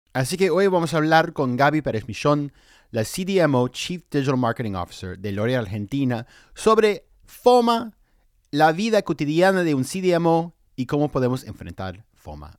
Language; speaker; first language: Spanish; non-native, fluent; English